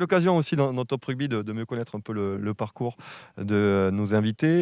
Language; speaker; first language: French; native; French